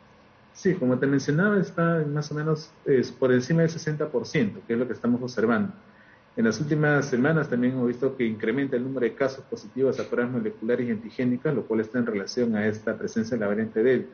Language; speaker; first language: Spanish; native; Spanish